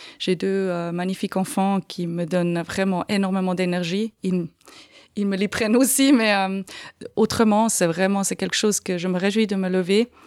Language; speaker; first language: French; non-native, fluent; Swiss German